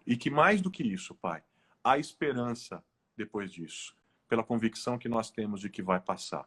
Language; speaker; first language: Portuguese; native; Portuguese